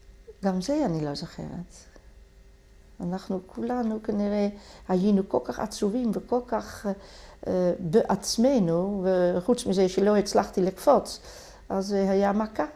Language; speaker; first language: Hebrew; non-native, fluent; Dutch